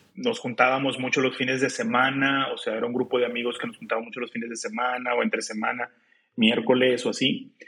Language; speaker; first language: Spanish; native; Spanish